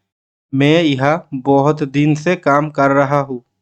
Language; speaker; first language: Hindi; non-native, learner; Bangla